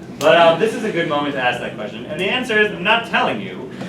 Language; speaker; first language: English; native; English